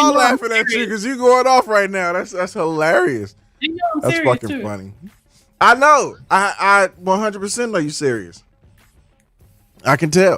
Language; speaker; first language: English; native; English